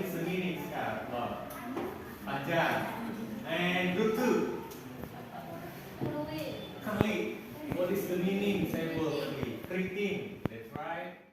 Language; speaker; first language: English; non-native, learner; Indonesian